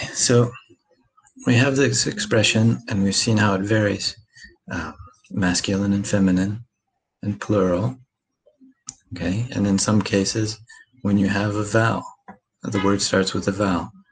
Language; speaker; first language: English; native; English